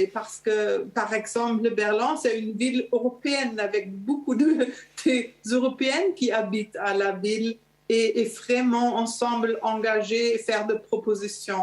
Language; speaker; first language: French; non-native, fluent; German